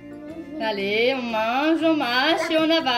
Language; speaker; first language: French; native; French